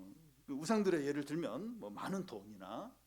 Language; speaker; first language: Korean; native; Korean